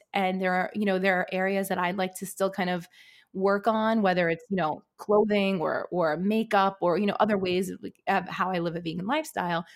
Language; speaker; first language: English; native; English